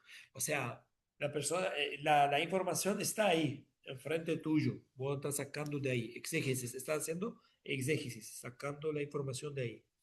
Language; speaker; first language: Spanish; non-native, fluent; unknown